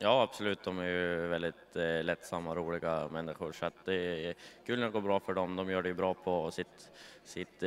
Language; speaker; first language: Swedish; native; Swedish